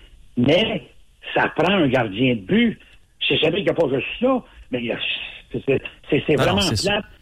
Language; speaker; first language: French; native; French